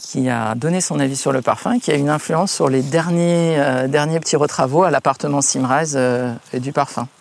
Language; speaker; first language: French; native; French